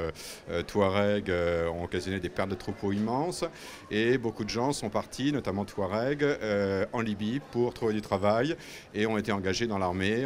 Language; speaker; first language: French; native; French